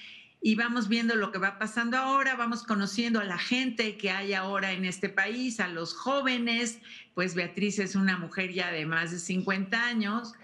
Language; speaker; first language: Spanish; native; Spanish